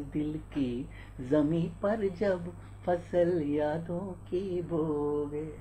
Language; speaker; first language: Hindi; native; Hindi